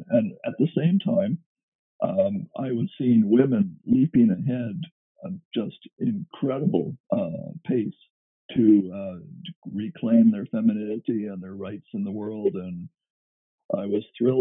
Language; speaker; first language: English; native; English